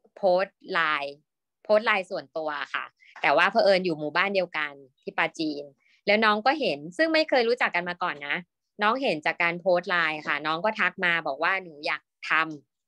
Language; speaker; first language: Thai; native; Thai